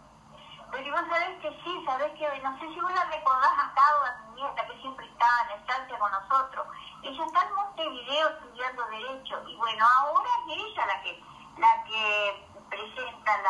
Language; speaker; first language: Spanish; native; Spanish